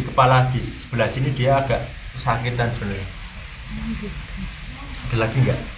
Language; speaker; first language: Indonesian; native; Indonesian